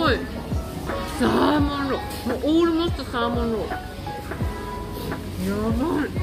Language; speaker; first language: Japanese; native; Japanese